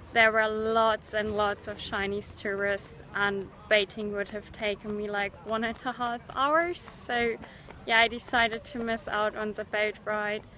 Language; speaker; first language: English; non-native, fluent; German